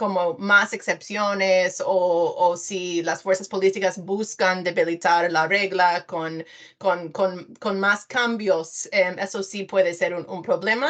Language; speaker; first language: Spanish; non-native, fluent; English